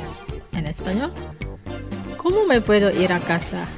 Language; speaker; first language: Spanish; non-native, fluent; Indonesian